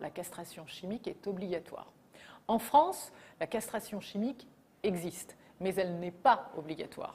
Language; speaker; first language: French; native; French